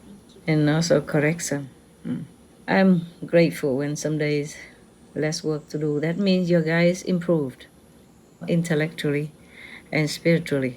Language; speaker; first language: English; non-native, fluent; Vietnamese